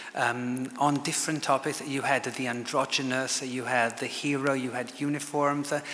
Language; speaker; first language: English; non-native, fluent; Italian